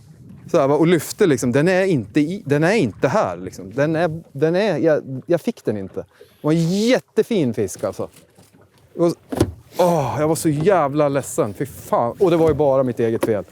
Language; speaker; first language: Swedish; native; Swedish